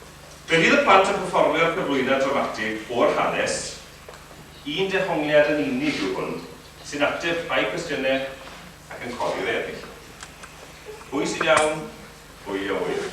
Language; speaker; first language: Welsh; native; Welsh